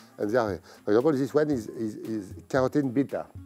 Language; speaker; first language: English; non-native, fluent; French